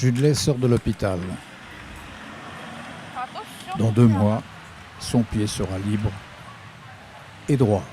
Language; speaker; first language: French; native; French